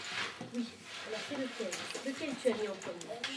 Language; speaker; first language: French; native; French